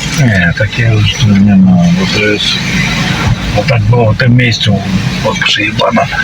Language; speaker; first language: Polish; non-native, learner; Ukrainian